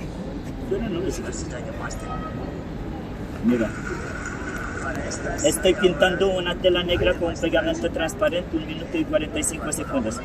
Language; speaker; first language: Spanish; non-native, learner; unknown